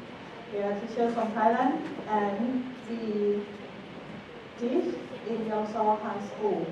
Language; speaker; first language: English; non-native, fluent; Thai